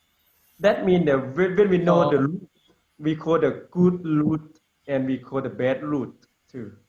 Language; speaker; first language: English; non-native, learner; Lao